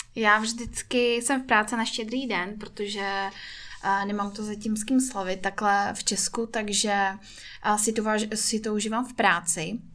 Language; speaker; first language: Czech; non-native, fluent; Russian